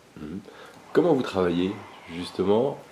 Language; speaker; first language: French; native; French